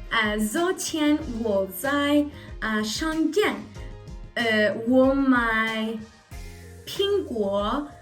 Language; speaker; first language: Chinese; non-native, learner; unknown